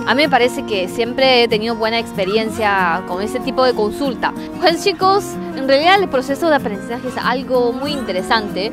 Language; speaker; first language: Spanish; non-native, fluent; Chinese